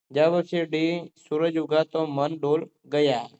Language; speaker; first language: Hindi; non-native, local second language; Gujarati